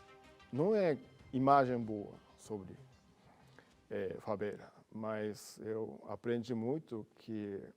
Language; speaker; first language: Portuguese; non-native, learner; Japanese